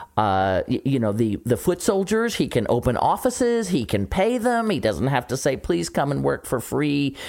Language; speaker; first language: English; native; English